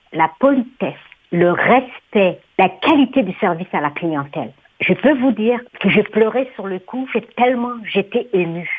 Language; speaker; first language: French; non-native, local second language; Somali